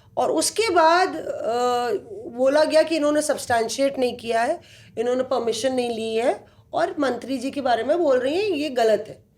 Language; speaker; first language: Hindi; native; Hindi